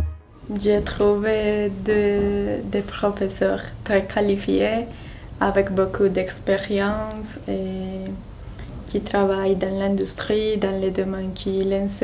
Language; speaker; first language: French; non-native, learner; Spanish